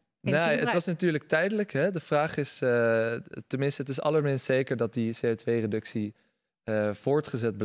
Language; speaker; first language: Dutch; native; Dutch